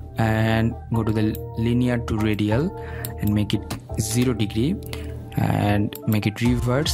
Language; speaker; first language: English; non-native, fluent; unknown